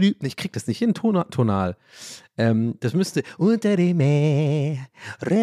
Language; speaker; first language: German; early bilingual, other home language; English